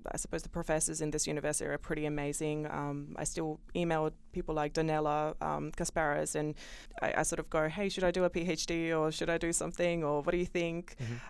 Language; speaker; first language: English; early bilingual, other home language; Bosnian